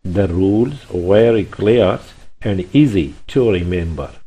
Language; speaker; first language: English; non-native, local second language; Urdu